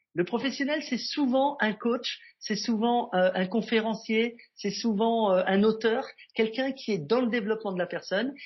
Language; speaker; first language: French; native; French